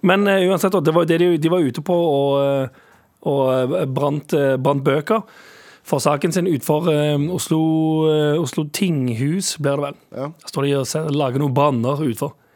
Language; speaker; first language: Norwegian; early bilingual, other home language; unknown